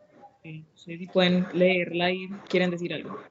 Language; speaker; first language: Spanish; native; Spanish